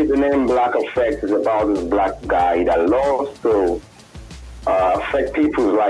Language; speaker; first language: English; non-native, local second language; Yoruba